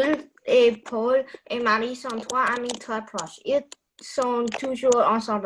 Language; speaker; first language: French; non-native, learner; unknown